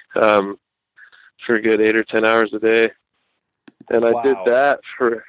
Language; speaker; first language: English; native; English